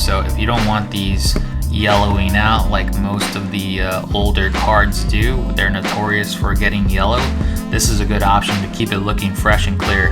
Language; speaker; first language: English; native; English